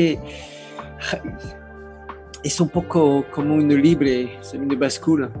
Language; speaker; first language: Spanish; non-native, learner; French